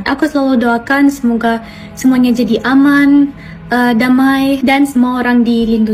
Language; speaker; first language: Indonesian; non-native, fluent; German